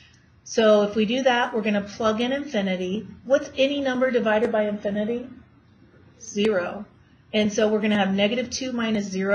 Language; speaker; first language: English; native; English